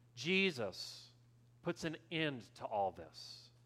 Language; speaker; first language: English; native; English